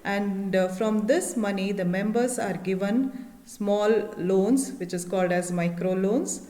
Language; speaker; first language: English; non-native, local second language; Kannada